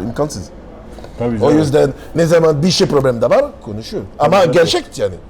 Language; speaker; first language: Turkish; non-native, learner; French